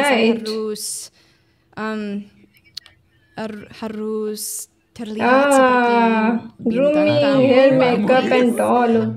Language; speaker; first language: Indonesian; non-native, fluent; English